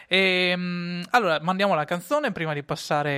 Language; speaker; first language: Italian; native; Italian